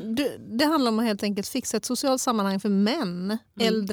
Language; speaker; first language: Swedish; native; Swedish